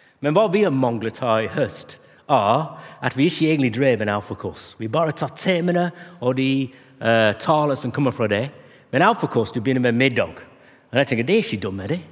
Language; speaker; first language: Norwegian; non-native, fluent; English